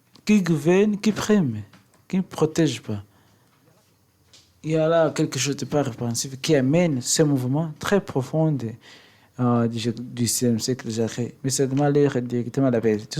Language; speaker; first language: French; non-native, learner; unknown